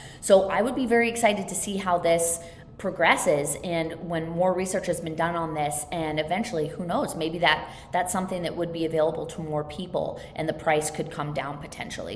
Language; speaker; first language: English; native; English